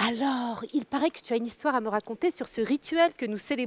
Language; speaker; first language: French; native; French